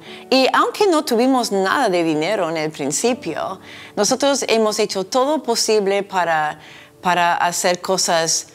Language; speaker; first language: Spanish; non-native, fluent; English